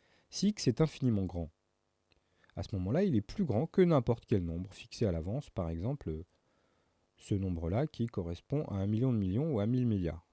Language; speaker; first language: French; native; French